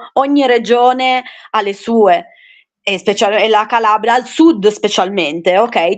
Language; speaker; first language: Italian; native; Italian